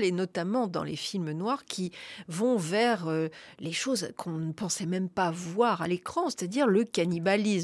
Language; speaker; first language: French; native; French